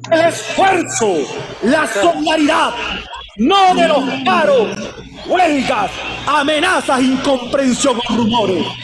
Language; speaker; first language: Spanish; native; Spanish